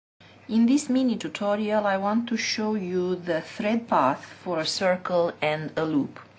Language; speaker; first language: English; non-native, fluent; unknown